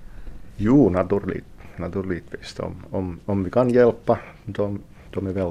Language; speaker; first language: Swedish; non-native, local second language; Finnish